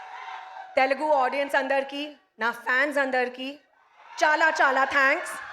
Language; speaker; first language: Telugu; non-native, learner; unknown